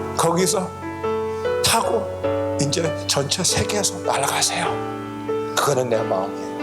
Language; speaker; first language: Korean; early bilingual, heritage; Korean